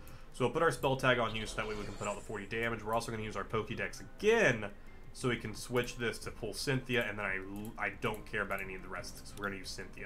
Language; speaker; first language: English; native; English